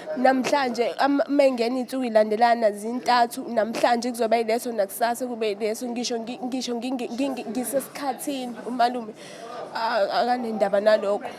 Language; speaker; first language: Zulu; native; Zulu